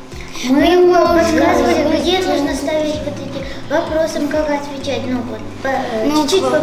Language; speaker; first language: Russian; non-native, local second language; Kazakh